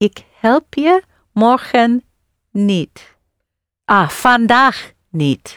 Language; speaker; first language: Dutch; non-native, learner; English